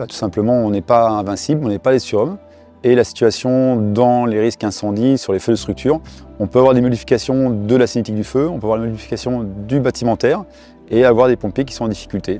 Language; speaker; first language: French; native; French